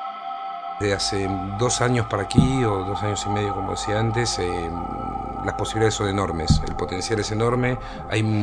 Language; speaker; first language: Spanish; native; Spanish